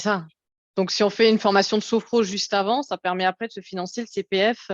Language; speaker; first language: French; native; French